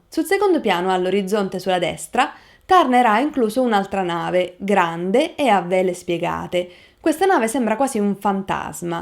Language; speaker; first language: Italian; native; Italian